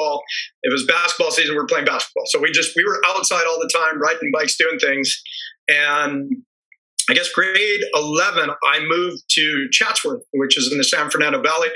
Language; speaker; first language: English; native; English